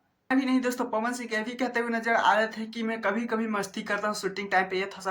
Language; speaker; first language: Hindi; non-native, local second language; Bhojpuri